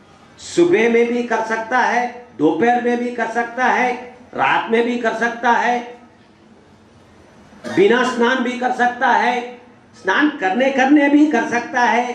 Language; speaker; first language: Hindi; non-native, learner; English